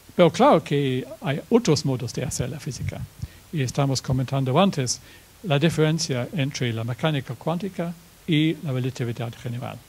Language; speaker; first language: Spanish; non-native, fluent; English